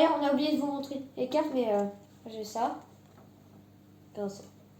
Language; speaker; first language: French; native; French